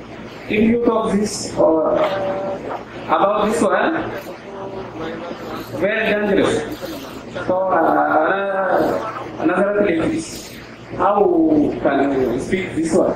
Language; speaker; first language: English; non-native, learner; Oromo